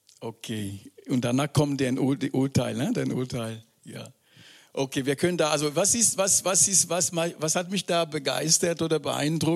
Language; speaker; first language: German; non-native, fluent; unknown